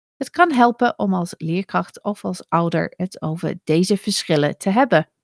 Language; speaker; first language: Dutch; non-native, fluent; English